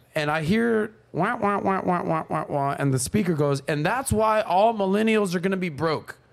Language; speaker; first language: English; native; English